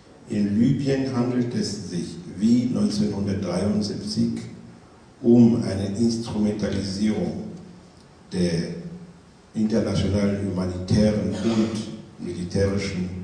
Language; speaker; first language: German; non-native, fluent; French